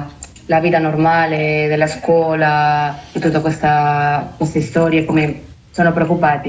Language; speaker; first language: Italian; non-native, learner; Spanish